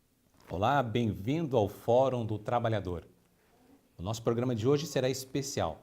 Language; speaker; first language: Portuguese; native; Portuguese